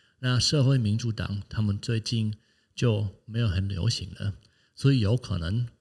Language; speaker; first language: Chinese; non-native, fluent; German